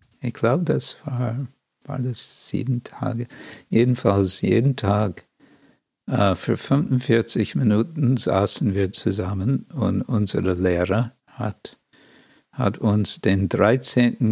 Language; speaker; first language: German; non-native, fluent; English